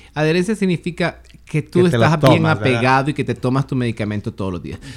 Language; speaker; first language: Spanish; native; Spanish